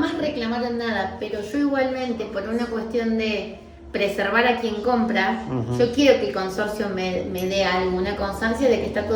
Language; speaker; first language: Spanish; native; Spanish